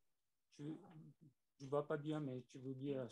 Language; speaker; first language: French; non-native, learner; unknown